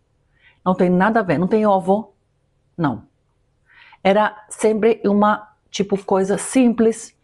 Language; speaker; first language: Portuguese; non-native, fluent; Greek